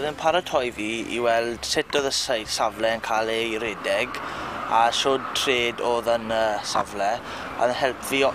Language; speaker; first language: Welsh; native; Welsh